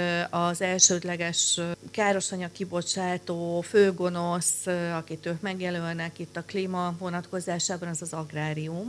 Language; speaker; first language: Hungarian; native; Hungarian